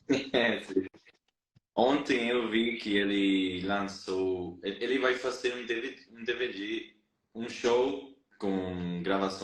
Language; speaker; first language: Portuguese; non-native, fluent; Spanish